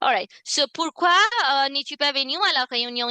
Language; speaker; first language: French; non-native, fluent; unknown